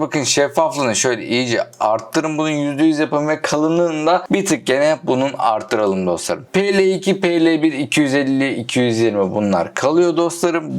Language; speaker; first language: Turkish; native; Turkish